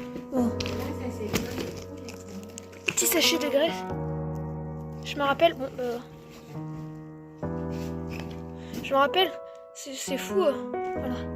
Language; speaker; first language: French; native; French